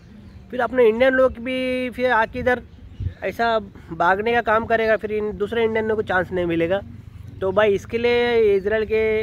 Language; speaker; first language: Hindi; non-native, local second language; Telugu